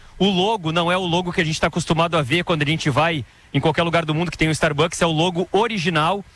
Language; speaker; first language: Portuguese; native; Portuguese